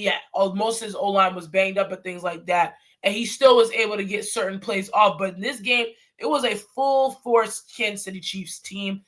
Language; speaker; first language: English; native; English